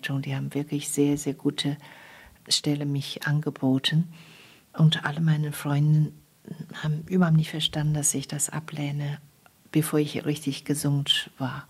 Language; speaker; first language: German; non-native, fluent; Chinese